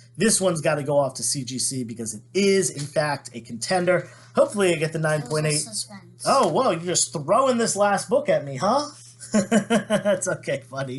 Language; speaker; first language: English; native; English